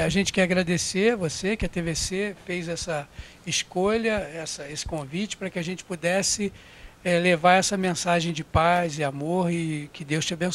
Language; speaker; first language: Portuguese; native; Portuguese